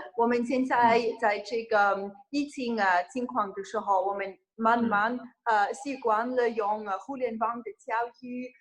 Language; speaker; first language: Chinese; non-native, fluent; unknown